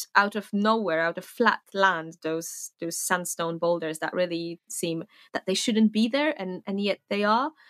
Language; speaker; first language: English; non-native, fluent; Polish